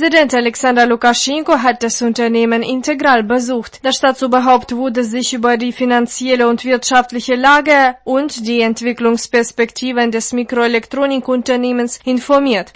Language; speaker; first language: German; non-native, fluent; Russian